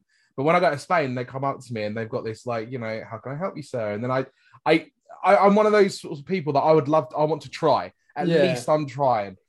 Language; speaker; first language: English; native; English